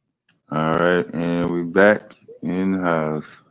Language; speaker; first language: English; native; English